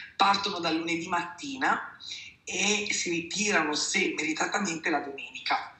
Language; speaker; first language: Italian; native; Italian